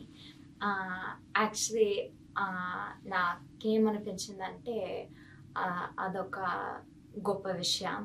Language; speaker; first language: Telugu; non-native, fluent; English